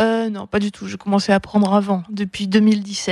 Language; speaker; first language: French; non-native, fluent; Russian